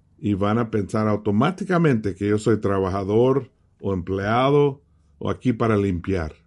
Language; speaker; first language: Spanish; early bilingual, heritage; Spanish